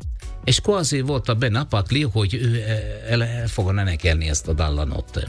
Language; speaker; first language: Hungarian; non-native, fluent; Italian